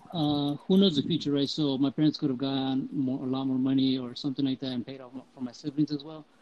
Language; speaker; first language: English; early bilingual, heritage; Spanish